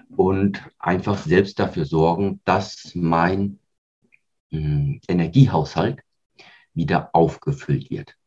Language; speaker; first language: German; native; German